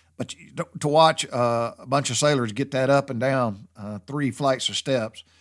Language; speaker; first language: English; native; English